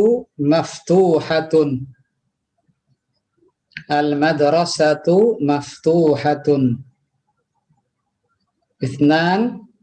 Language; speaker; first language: Arabic; non-native, fluent; Indonesian